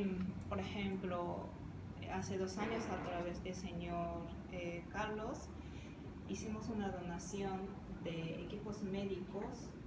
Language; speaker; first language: Spanish; non-native, fluent; Japanese